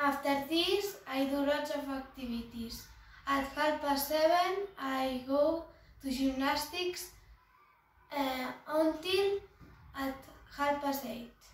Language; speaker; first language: English; non-native, learner; Catalan